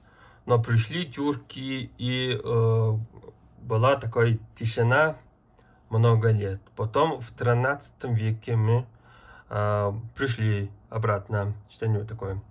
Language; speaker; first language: Russian; non-native, learner; Mongolian